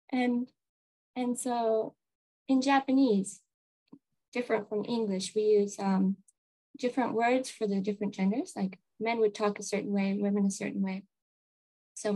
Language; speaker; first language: English; non-native, local second language; Japanese